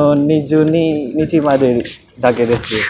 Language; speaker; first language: Japanese; non-native, learner; Indonesian